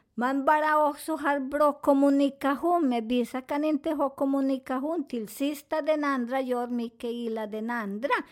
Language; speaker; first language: Swedish; non-native, learner; Spanish